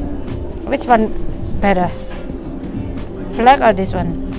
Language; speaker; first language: English; non-native, learner; Indonesian